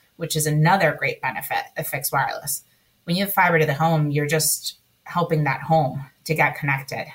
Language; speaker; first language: English; early bilingual, other home language; Spanish